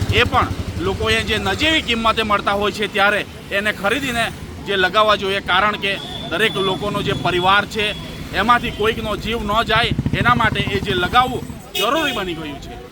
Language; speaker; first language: Gujarati; native; Gujarati